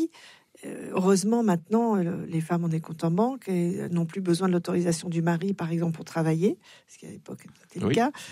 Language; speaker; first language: French; native; French